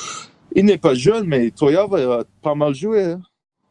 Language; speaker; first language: French; non-native, fluent; English